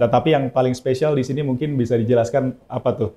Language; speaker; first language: Indonesian; native; Indonesian